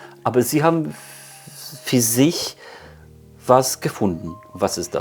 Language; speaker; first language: German; non-native, fluent; Polish